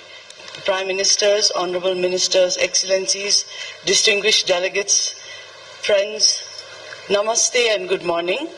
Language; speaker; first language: English; non-native, fluent; Nepali